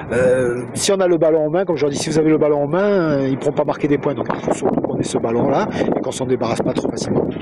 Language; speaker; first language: French; native; French